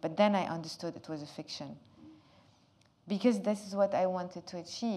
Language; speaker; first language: English; non-native, fluent; Arabic